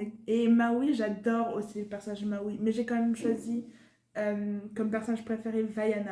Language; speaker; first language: French; native; French